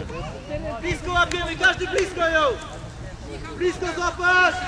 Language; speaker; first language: Polish; native; Polish